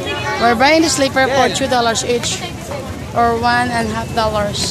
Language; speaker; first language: English; non-native, local second language; Cebuano